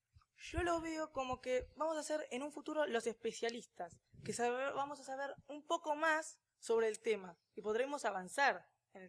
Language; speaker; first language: Spanish; native; Spanish